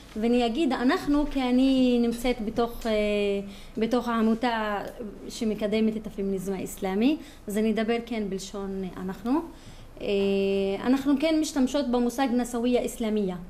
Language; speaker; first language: Hebrew; non-native, local second language; Arabic